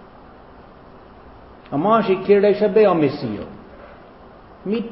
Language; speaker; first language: Hungarian; non-native, fluent; English